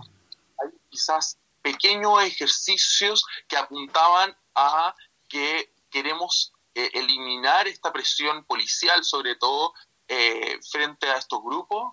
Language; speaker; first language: Spanish; native; Spanish